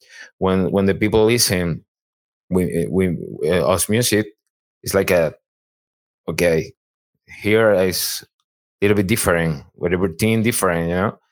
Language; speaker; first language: English; non-native, learner; Spanish